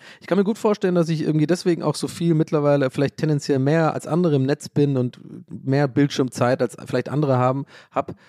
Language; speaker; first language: German; early bilingual, other home language; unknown